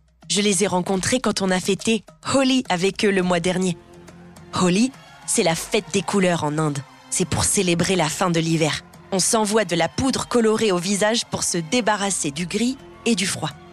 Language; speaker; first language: French; native; French